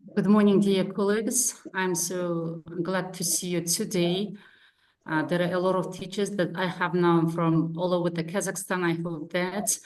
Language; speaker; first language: English; non-native, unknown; Kazakh